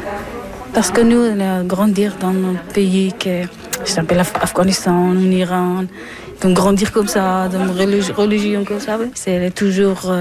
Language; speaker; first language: French; non-native, learner; Persian